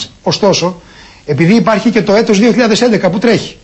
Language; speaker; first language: Greek; native; Greek